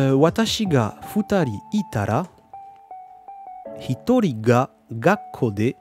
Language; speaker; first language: Japanese; non-native, learner; French